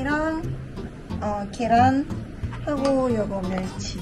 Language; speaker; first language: Korean; non-native, fluent; Thai